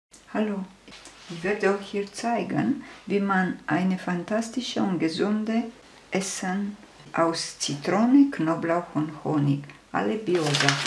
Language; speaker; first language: German; non-native, fluent; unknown